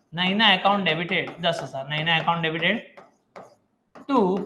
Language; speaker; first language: Hindi; non-native, local second language; Gujarati